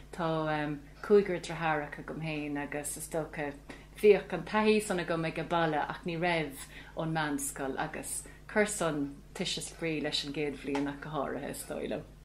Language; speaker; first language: Irish; native; Irish